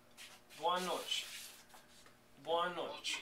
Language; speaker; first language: Portuguese; non-native, learner; English